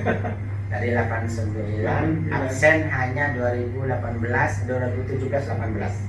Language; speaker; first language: Indonesian; native; Indonesian